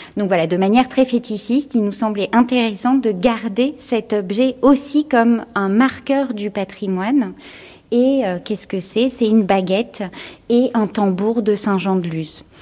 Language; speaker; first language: French; native; French